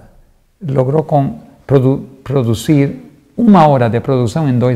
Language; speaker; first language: Portuguese; non-native, fluent; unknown